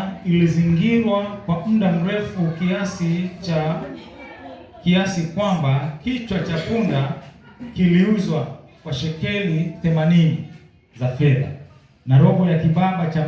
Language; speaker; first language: Swahili; native; Swahili